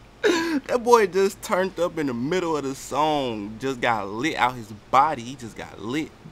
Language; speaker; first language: English; native; English